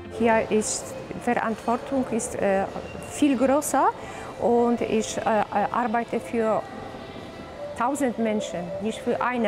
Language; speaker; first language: German; non-native, learner; Polish